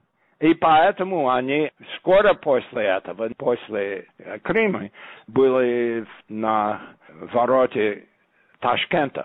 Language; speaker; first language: Russian; non-native, fluent; English